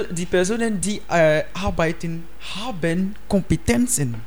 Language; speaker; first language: German; non-native, learner; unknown